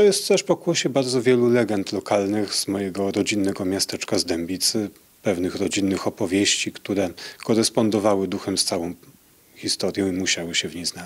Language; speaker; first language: Polish; native; Polish